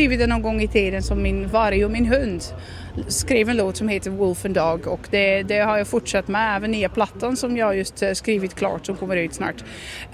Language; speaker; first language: Swedish; non-native, fluent; Dutch